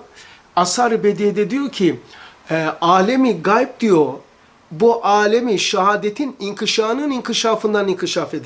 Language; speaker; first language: Turkish; native; Turkish